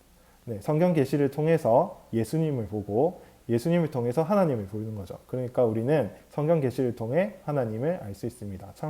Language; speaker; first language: Korean; native; Korean